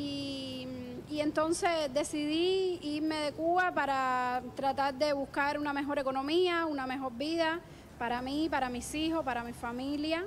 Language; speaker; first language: Spanish; native; Spanish